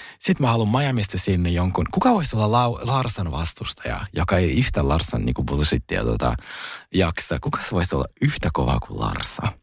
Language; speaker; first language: Finnish; early bilingual, other home language; Russian